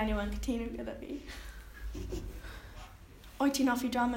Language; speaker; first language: Welsh; non-native, learner; English